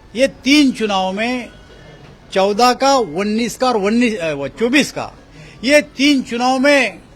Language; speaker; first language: Hindi; non-native, local second language; Marathi